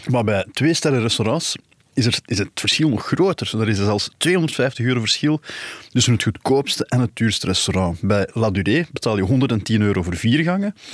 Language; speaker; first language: Dutch; native; Dutch